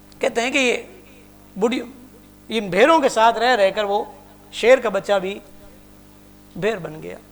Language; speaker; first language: Urdu; non-native, local second language; Punjabi